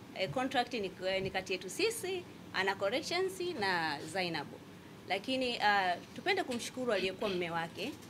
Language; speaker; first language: Swahili; native; Swahili